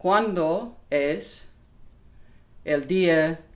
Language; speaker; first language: Spanish; non-native, fluent; English